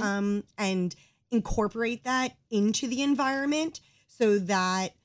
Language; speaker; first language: English; native; English